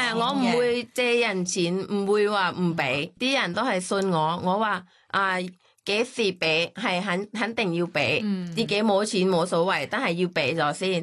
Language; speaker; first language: Cantonese; non-native, fluent; Thai